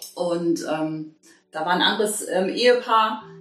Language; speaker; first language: German; native; German